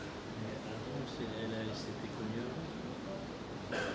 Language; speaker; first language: French; native; French